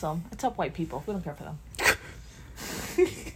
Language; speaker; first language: English; early bilingual, other home language; Spanish